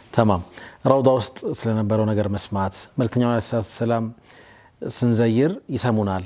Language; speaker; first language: Amharic; native; Amharic